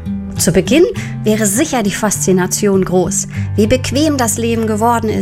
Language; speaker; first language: German; native; German